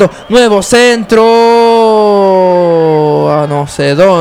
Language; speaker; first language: Spanish; native; Spanish